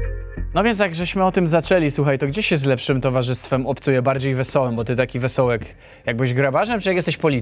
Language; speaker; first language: Polish; native; Polish